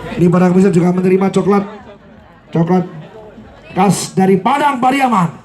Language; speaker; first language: Indonesian; native; Indonesian